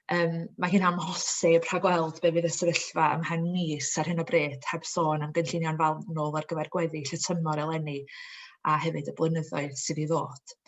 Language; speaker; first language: Welsh; native; Welsh